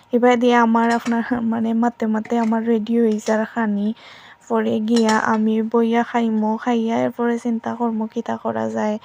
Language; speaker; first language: Bangla; non-native, local second language; Sylheti